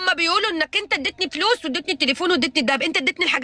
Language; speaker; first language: Arabic; native; Arabic